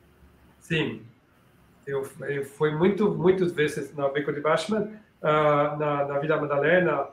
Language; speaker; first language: Portuguese; non-native, learner; French